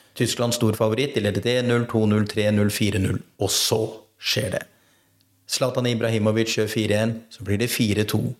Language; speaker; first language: Norwegian; native; Norwegian